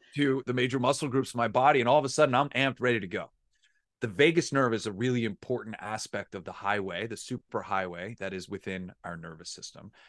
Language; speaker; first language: English; native; English